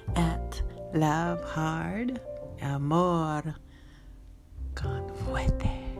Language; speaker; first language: English; native; English